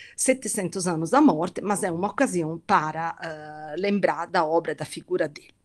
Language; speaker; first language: Portuguese; non-native, fluent; Italian